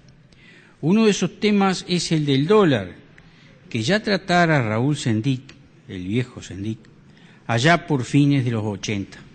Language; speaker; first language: Spanish; native; Spanish